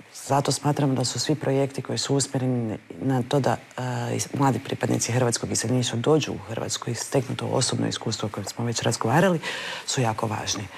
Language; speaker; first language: Croatian; native; Croatian